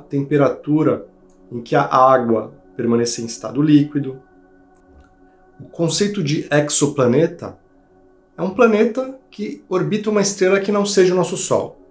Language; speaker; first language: Portuguese; native; Portuguese